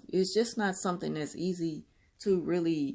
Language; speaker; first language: English; native; English